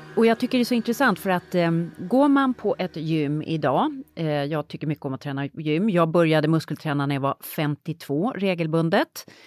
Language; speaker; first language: Swedish; native; Swedish